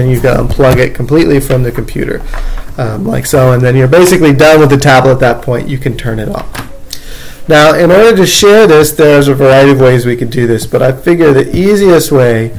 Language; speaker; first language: English; native; English